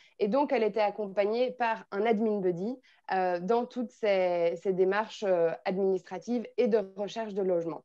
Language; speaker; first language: French; native; French